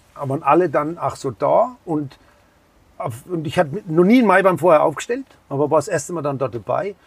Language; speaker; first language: German; native; German